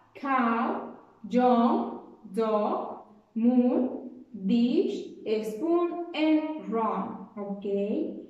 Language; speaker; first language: English; non-native, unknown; Spanish